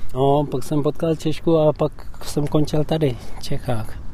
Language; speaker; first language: Czech; non-native, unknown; Tibetan